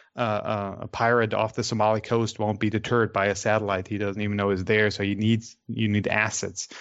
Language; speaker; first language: English; non-native, fluent; German